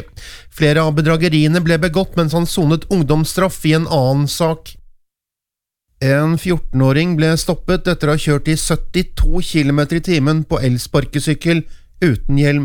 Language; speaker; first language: Norwegian; native; Norwegian